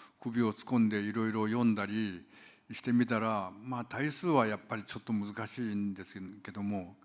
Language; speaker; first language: Japanese; non-native, fluent; Korean